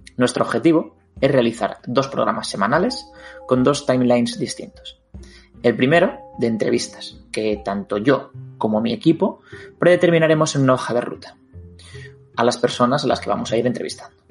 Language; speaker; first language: Spanish; native; Spanish